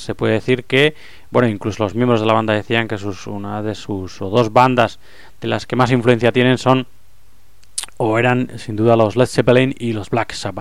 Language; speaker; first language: Spanish; native; Spanish